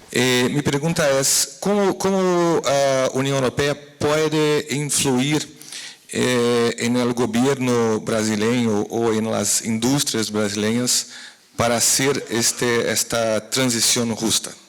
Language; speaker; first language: Spanish; non-native, fluent; Portuguese